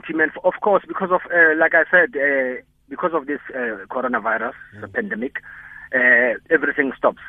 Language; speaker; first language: English; non-native, local second language; Tswana